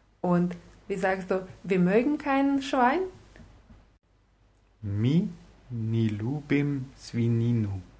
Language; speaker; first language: German; non-native, fluent; Russian